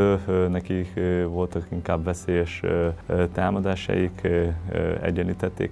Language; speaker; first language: Hungarian; non-native, fluent; Portuguese